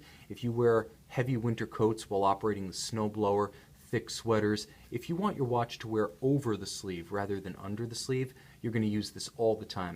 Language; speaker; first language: English; native; English